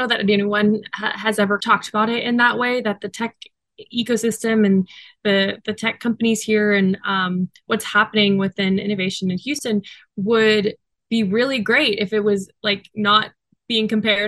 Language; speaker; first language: English; native; English